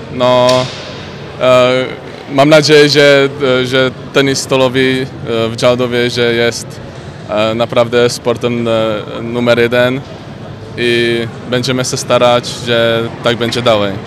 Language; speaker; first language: Polish; non-native, learner; Czech